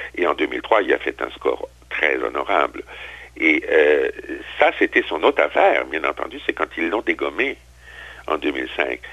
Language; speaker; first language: French; native; French